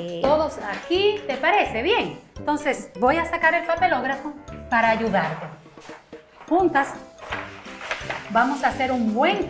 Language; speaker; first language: Spanish; native; Spanish